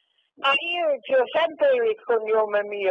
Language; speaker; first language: Italian; non-native, fluent; German